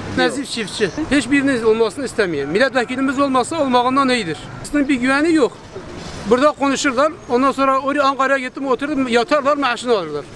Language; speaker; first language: Turkish; native; Turkish